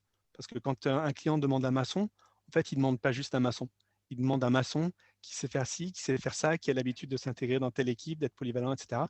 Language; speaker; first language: French; native; French